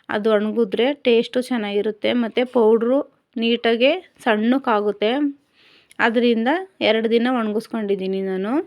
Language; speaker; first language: Kannada; native; Kannada